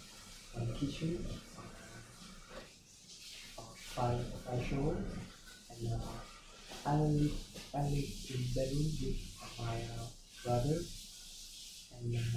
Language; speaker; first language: English; non-native, learner; Vietnamese